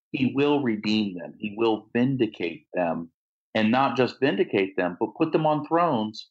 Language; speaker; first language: English; native; English